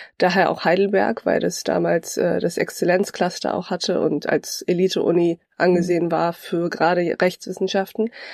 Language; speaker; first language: German; early bilingual, other home language; Turkish